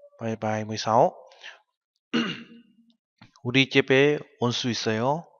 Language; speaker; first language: Korean; non-native, fluent; Vietnamese